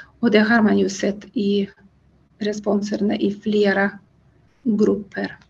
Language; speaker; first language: Swedish; non-native, fluent; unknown